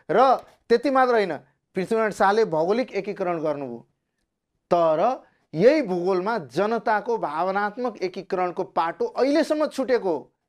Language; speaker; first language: Nepali; non-native, local second language; Maithili